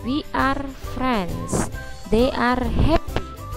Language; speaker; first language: English; non-native, fluent; Indonesian